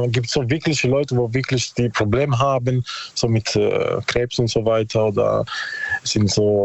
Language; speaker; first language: German; non-native, learner; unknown